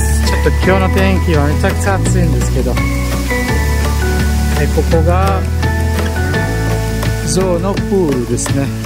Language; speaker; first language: Japanese; non-native, fluent; Balinese